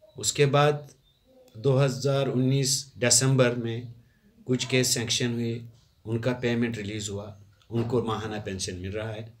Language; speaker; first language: Hindi; non-native, local second language; Kashmiri